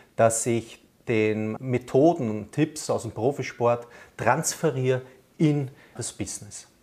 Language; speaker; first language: German; native; German